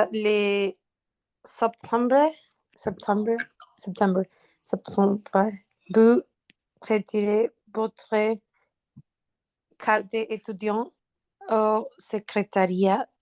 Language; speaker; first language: French; non-native, learner; Spanish